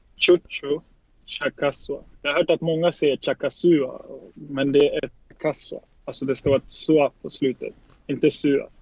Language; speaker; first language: Swedish; early bilingual, other home language; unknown